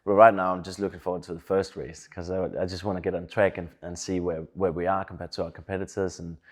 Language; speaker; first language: English; non-native, fluent; Danish